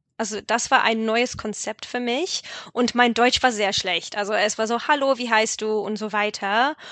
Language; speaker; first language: German; non-native, fluent; English